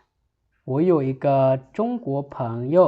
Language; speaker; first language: Chinese; non-native, fluent; Lao